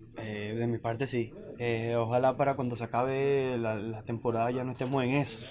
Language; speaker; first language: Spanish; native; Spanish